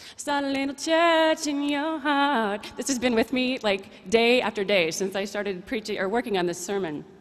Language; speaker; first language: English; native; English